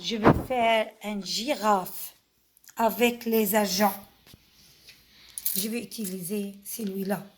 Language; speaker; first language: French; non-native, fluent; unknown